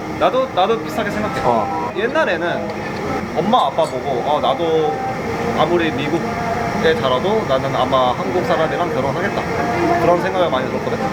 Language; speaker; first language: Korean; early bilingual, heritage; Korean